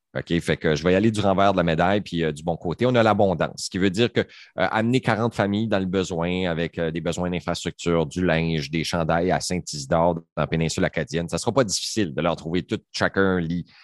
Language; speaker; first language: French; native; French